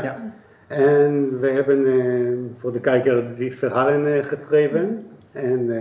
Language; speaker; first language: Dutch; non-native, learner; Hebrew